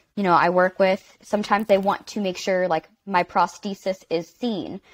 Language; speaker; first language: English; native; English